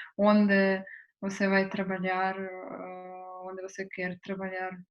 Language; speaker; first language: Portuguese; non-native, fluent; Russian